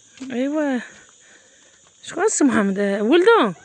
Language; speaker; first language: Arabic; native; Arabic